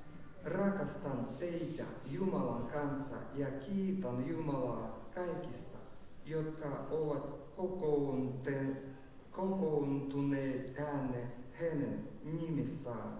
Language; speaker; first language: Finnish; non-native, learner; Russian